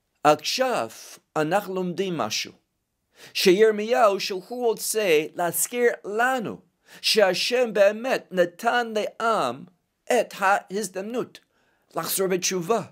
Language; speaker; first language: Hebrew; non-native, fluent; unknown